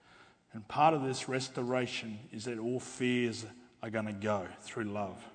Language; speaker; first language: English; native; English